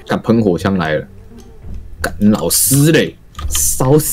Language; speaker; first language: Chinese; native; Chinese